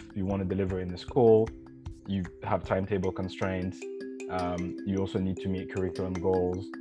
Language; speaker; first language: English; non-native, fluent; French